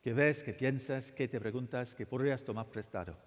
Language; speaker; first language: Spanish; non-native, learner; English